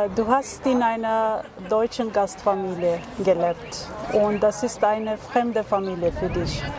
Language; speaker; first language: German; non-native, fluent; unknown